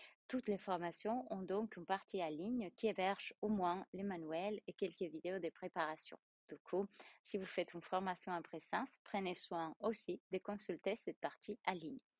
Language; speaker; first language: French; non-native, fluent; Spanish